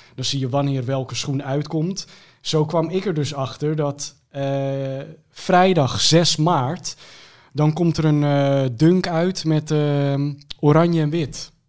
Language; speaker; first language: Dutch; native; Dutch